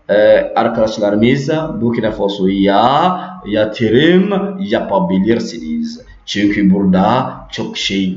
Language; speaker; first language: Turkish; non-native, fluent; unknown